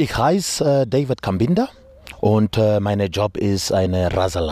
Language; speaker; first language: German; non-native, learner; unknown